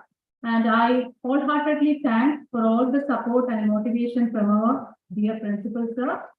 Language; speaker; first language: English; non-native, local second language; Malayalam